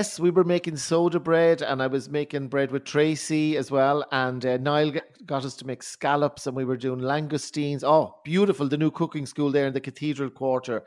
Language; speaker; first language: English; native; English